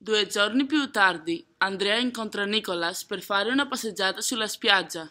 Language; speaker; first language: Italian; non-native, learner; English